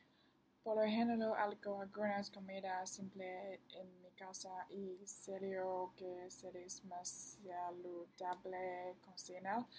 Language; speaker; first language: Spanish; non-native, learner; Chinese